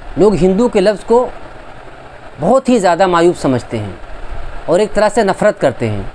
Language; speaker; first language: Urdu; native; Urdu